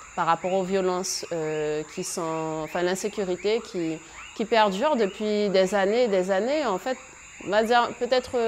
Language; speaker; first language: French; native; French